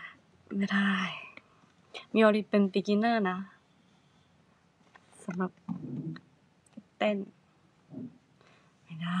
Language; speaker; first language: Thai; non-native, learner; Japanese